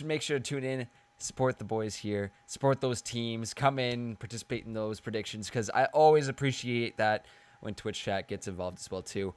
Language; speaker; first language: English; native; English